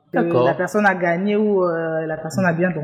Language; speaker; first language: French; non-native, local second language; Luba-Lulua